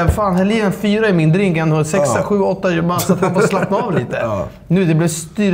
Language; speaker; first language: Swedish; native; Swedish